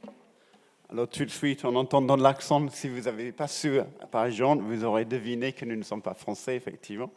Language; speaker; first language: French; non-native, fluent; English